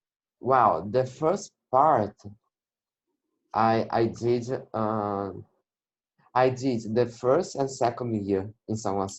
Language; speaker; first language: English; non-native, learner; Portuguese